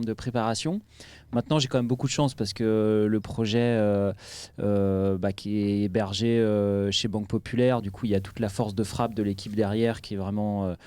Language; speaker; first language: French; native; French